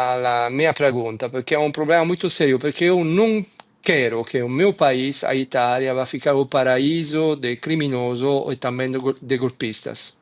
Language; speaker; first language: Portuguese; non-native, fluent; Italian